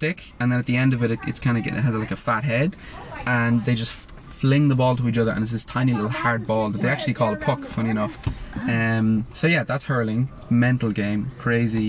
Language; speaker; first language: English; native; English